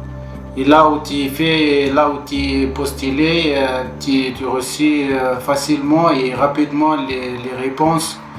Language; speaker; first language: French; non-native, local second language; Arabic